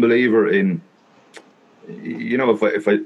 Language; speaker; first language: English; native; English